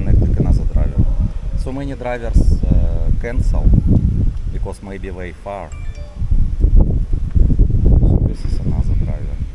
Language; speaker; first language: English; non-native, learner; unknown